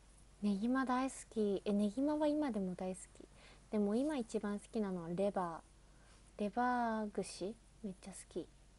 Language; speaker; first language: Japanese; native; Japanese